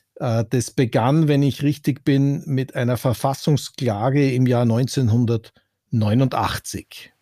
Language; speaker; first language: German; native; German